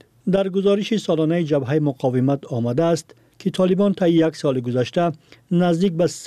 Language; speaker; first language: Persian; native; Persian